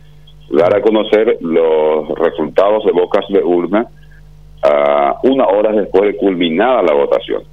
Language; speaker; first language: Spanish; native; Spanish